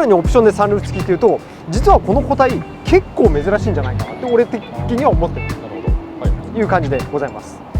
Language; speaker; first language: Japanese; native; Japanese